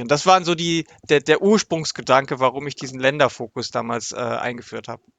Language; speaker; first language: German; native; German